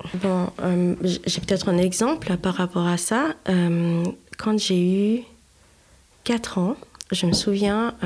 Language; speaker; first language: French; non-native, local second language; Haitian Creole